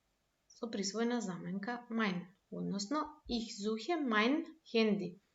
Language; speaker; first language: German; non-native, fluent; Macedonian